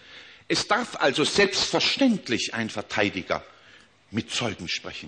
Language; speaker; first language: German; native; German